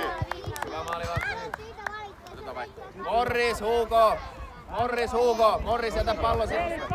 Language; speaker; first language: Finnish; native; Finnish